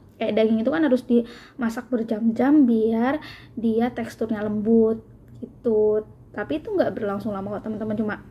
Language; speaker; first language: Indonesian; native; Indonesian